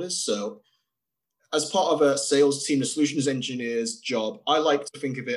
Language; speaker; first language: English; native; English